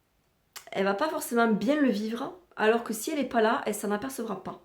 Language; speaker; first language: French; native; French